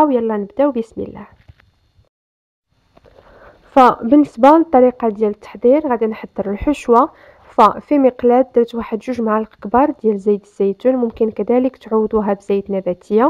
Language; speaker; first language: Arabic; native; Arabic